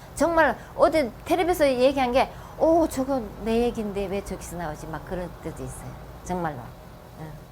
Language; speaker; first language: Korean; native; Korean